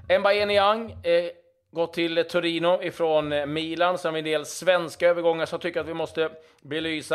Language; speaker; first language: Swedish; native; Swedish